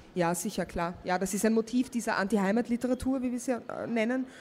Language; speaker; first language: German; native; German